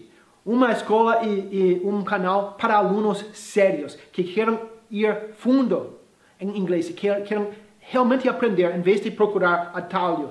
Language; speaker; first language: Portuguese; non-native, fluent; English